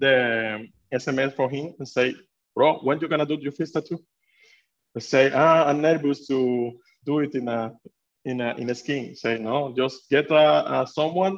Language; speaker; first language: English; non-native, fluent; Spanish